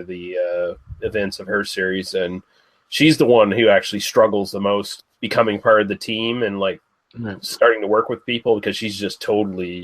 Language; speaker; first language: English; native; English